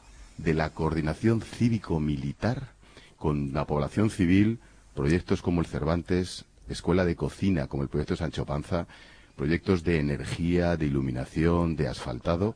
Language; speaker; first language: Spanish; native; Spanish